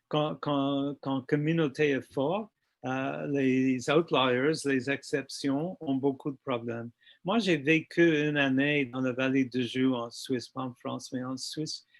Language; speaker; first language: French; non-native, fluent; English